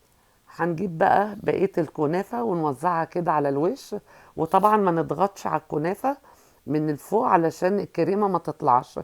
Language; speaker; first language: Arabic; native; Arabic